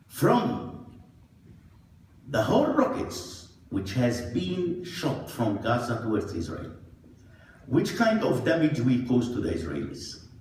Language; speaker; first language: English; non-native, fluent; Arabic